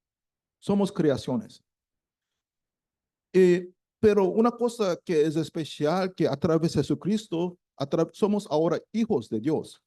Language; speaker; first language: Spanish; non-native, learner; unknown